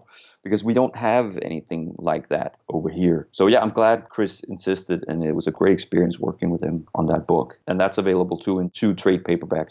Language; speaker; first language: English; non-native, fluent; Danish